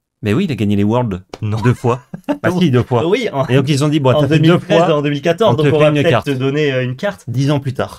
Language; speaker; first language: French; native; French